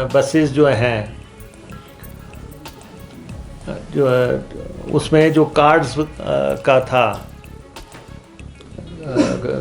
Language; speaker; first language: Hindi; native; Hindi